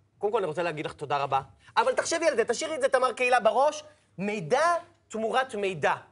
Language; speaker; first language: Hebrew; native; Hebrew